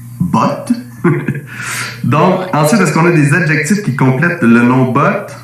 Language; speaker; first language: French; native; French